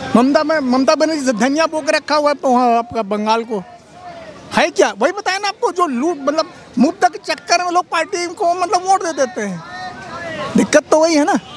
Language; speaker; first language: Hindi; native; Hindi